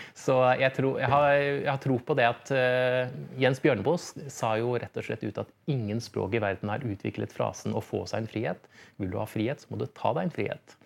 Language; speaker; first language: Norwegian; native; Norwegian